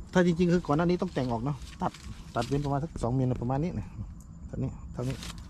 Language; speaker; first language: Thai; native; Thai